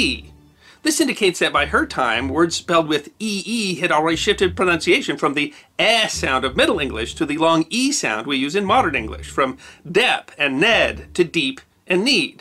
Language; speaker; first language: English; native; English